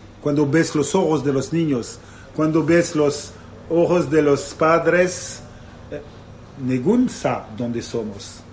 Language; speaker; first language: Spanish; non-native, learner; Italian